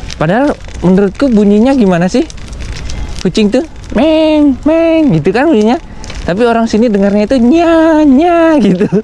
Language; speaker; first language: Indonesian; native; Indonesian